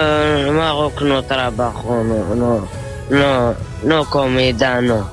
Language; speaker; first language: Spanish; non-native, learner; Arabic